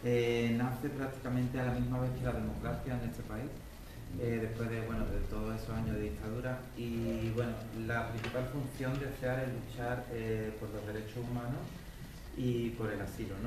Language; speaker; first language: Spanish; native; Spanish